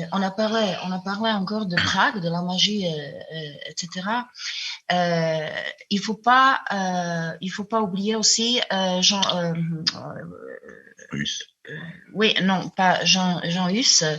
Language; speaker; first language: French; non-native, fluent; Czech